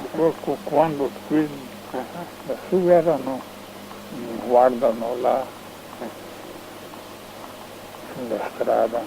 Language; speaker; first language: Italian; non-native, learner; Slovenian